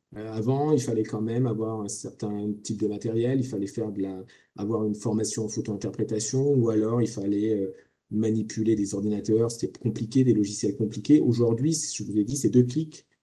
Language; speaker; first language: French; native; French